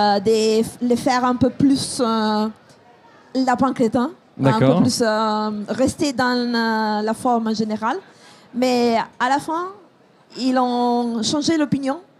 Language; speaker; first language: French; non-native, fluent; Italian